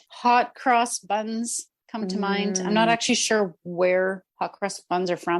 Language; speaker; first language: English; native; English